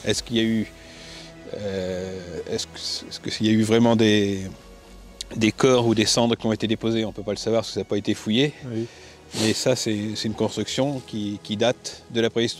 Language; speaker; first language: French; native; French